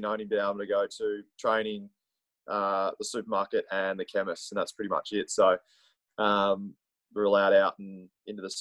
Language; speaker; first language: English; native; English